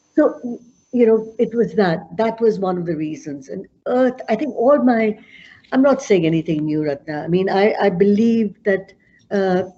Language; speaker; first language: English; non-native, local second language; Punjabi